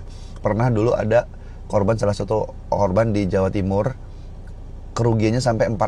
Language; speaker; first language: Indonesian; native; Indonesian